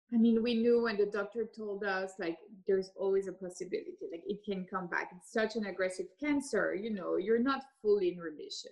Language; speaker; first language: English; early bilingual, other home language; French